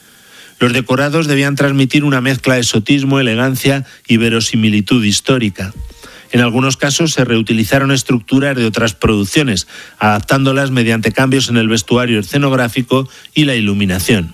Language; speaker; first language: Spanish; native; Spanish